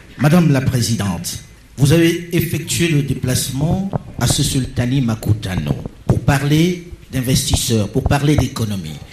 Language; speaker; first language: French; native; French